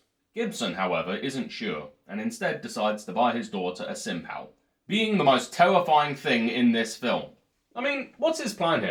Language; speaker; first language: English; native; English